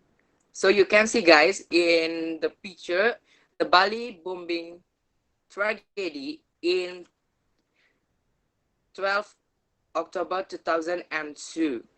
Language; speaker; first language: English; non-native, learner; Indonesian